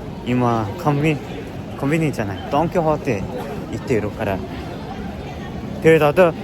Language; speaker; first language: Japanese; non-native, learner; Mongolian